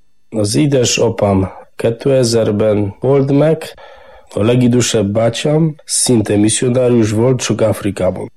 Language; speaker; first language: Hungarian; non-native, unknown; Polish